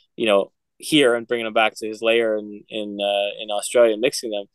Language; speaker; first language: English; native; English